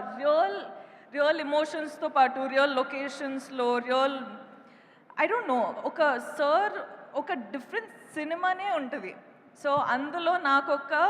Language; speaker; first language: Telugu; non-native, local second language; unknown